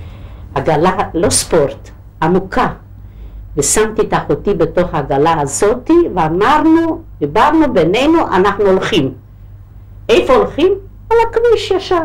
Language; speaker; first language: Hebrew; non-native, local second language; Hungarian